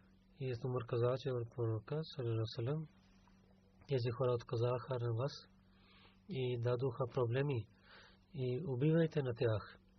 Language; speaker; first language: Bulgarian; non-native, learner; Urdu